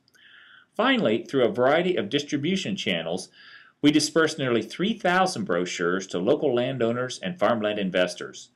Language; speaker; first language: English; native; English